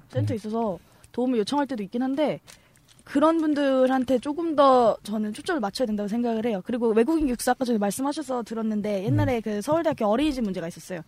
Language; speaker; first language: Korean; non-native, fluent; Turkish